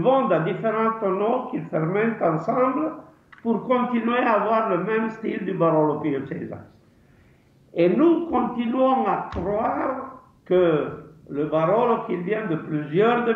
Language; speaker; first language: French; non-native, fluent; Italian